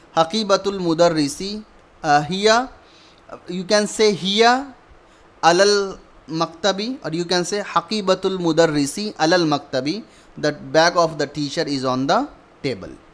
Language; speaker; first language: English; non-native, local second language; Urdu